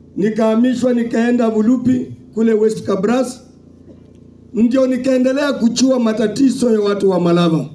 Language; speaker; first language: Swahili; non-native, local second language; Luyia